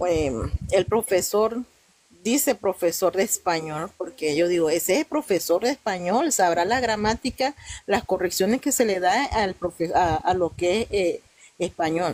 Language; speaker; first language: Spanish; non-native, local second language; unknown